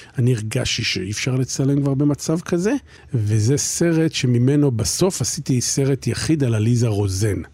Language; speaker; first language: Hebrew; native; Hebrew